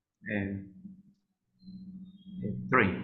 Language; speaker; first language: English; non-native, learner; Spanish